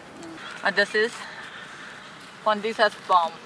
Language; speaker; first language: German; non-native, learner; Burmese